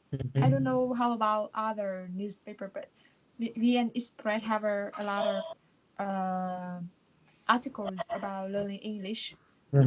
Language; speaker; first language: English; non-native, learner; Vietnamese